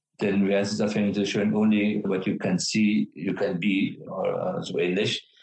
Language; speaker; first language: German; non-native, fluent; Persian